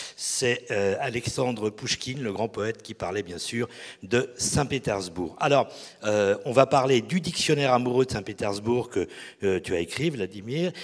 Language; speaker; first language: French; native; French